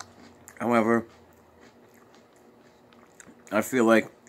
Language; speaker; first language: English; native; English